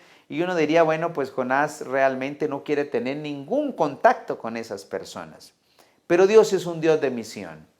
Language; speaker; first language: Spanish; native; Spanish